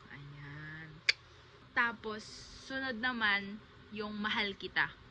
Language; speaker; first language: Filipino; native; Filipino